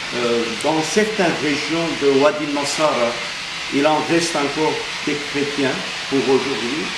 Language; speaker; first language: French; non-native, fluent; Armenian